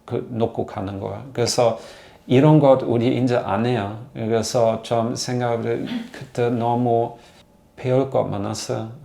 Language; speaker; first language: Korean; non-native, learner; German